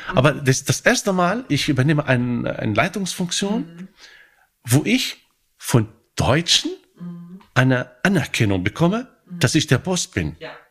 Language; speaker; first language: German; non-native, fluent; Arabic